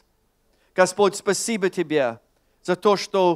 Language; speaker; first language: Russian; non-native, fluent; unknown